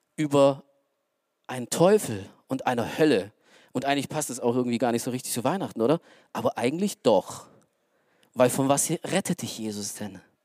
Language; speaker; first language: German; early bilingual, other home language; Romanian